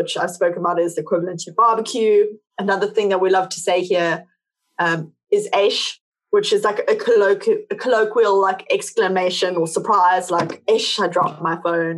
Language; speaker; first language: English; native; English